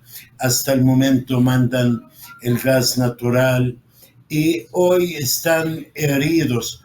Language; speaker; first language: Spanish; non-native, fluent; Arabic